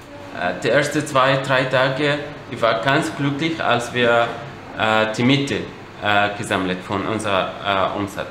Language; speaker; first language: German; non-native, learner; Arabic